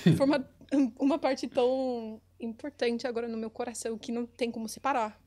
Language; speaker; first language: Portuguese; non-native, fluent; English